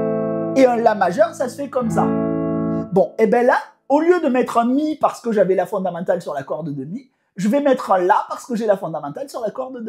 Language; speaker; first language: French; native; French